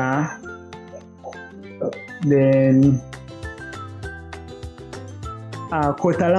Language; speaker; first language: Indonesian; non-native, learner; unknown